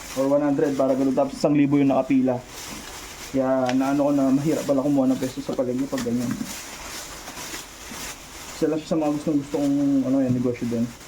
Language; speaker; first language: Filipino; native; Filipino